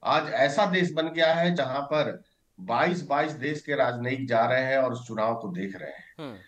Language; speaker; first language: Hindi; native; Hindi